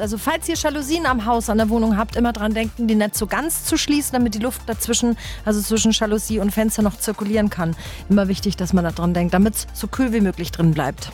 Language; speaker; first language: German; native; German